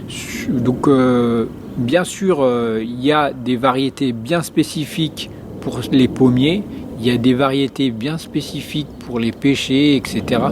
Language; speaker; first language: French; native; French